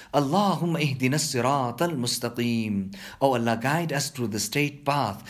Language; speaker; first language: English; native; English